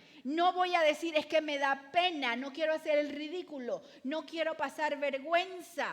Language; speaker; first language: Spanish; native; Spanish